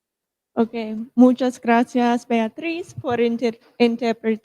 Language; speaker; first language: Spanish; non-native, fluent; English